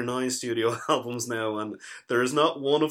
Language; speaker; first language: English; native; English